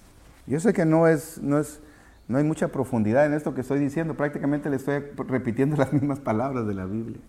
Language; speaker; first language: Spanish; native; Spanish